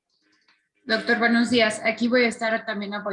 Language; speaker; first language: Spanish; native; Spanish